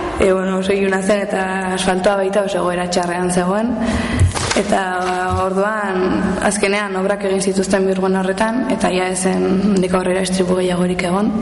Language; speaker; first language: Basque; non-native, local second language; Spanish